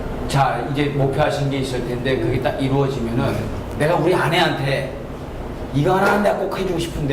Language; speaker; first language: Korean; native; Korean